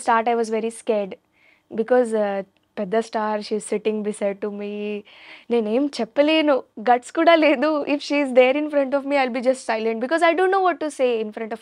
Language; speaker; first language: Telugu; non-native, learner; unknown